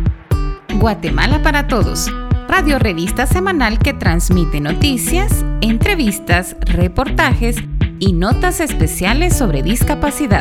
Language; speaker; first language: Spanish; native; Spanish